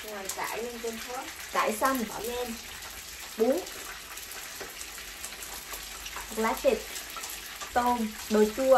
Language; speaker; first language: Vietnamese; native; Vietnamese